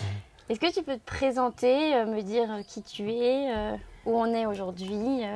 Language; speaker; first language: French; native; French